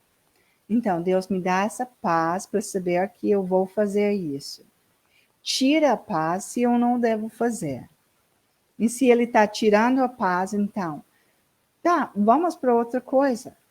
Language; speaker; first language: Portuguese; non-native, learner; English